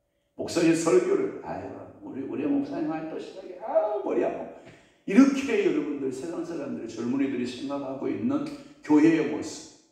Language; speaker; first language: Korean; native; Korean